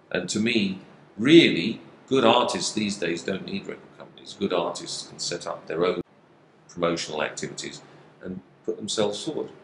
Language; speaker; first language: English; native; English